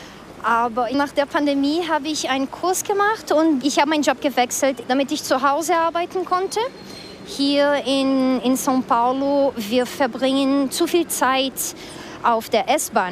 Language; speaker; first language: German; early bilingual, other home language; Portuguese